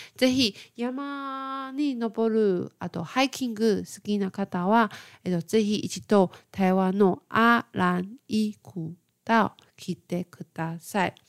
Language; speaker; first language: Japanese; non-native, fluent; Chinese